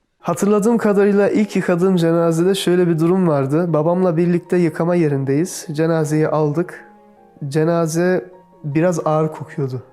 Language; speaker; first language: Turkish; early bilingual, heritage; Turkish